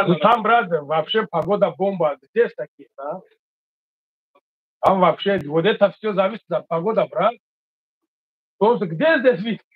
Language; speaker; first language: Russian; non-native, fluent; Tajik